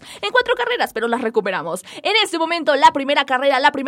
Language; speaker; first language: Spanish; native; Spanish